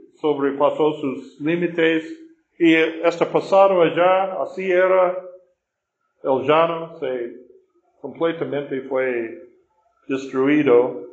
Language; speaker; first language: Spanish; non-native, fluent; English